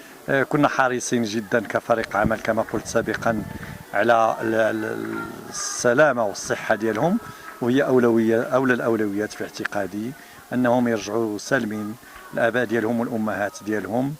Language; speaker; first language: Arabic; native; Arabic